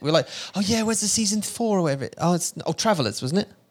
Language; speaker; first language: English; native; English